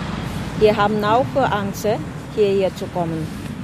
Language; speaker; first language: German; non-native, learner; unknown